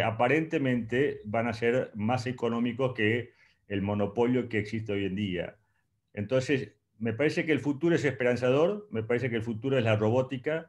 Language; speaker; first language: Spanish; native; Spanish